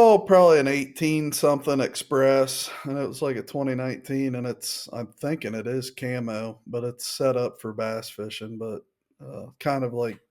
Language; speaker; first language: English; native; English